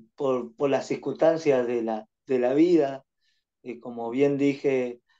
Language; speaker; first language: Spanish; native; Spanish